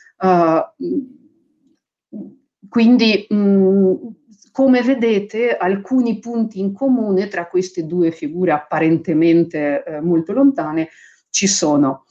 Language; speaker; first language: Italian; non-native, fluent; Russian